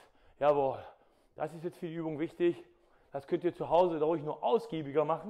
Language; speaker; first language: German; native; German